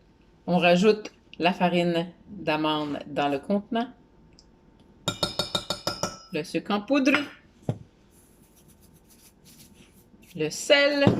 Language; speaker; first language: French; native; French